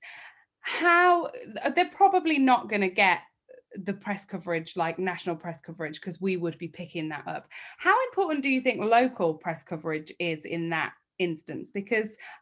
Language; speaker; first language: English; native; English